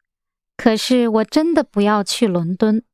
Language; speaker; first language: Chinese; non-native, learner; English